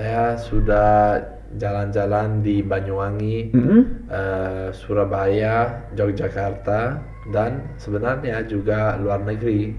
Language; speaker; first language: Indonesian; non-native, fluent; Italian